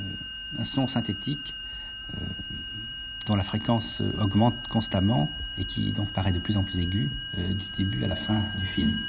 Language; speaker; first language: French; native; French